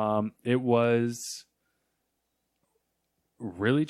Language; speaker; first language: English; native; English